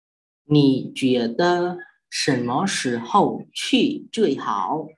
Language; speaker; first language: Chinese; non-native, fluent; Khmer